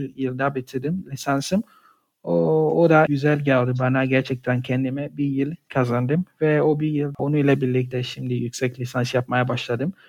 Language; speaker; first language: Turkish; non-native, fluent; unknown